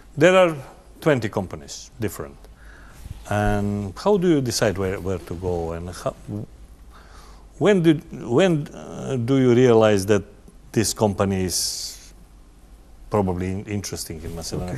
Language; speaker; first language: English; non-native, learner; Macedonian